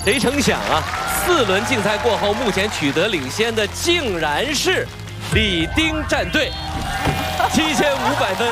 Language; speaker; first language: Chinese; native; Chinese